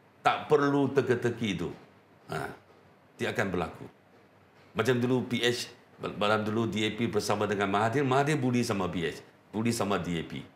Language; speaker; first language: Malay; non-native, local second language; Chinese